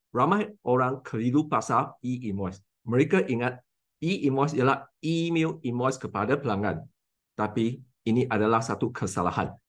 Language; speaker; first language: Malay; non-native, local second language; Chinese